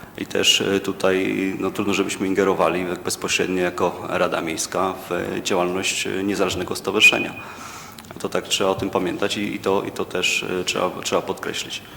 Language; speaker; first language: Polish; native; Polish